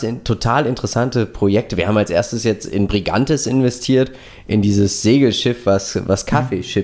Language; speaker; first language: German; native; German